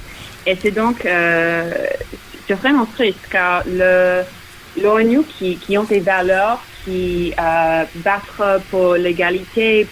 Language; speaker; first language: French; non-native, fluent; English